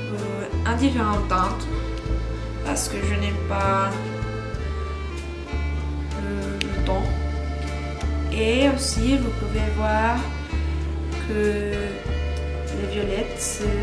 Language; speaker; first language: French; non-native, learner; Spanish